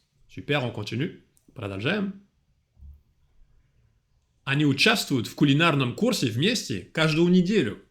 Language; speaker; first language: Russian; non-native, fluent; French